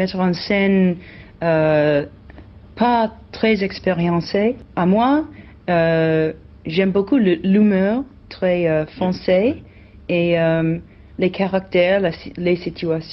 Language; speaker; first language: French; non-native, fluent; English